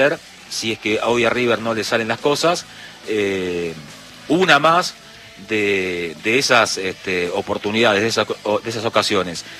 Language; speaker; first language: Spanish; native; Spanish